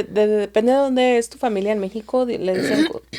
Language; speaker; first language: Spanish; early bilingual, heritage; Spanish